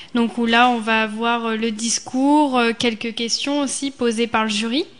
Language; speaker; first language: French; native; French